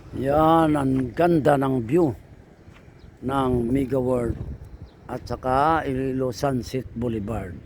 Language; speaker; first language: Filipino; non-native, local second language; Hiligaynon